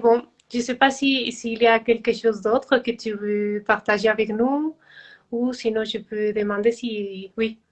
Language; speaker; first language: French; non-native, fluent; Spanish